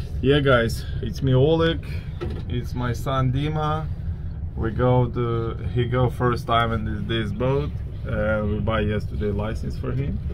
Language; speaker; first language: English; non-native, learner; Ukrainian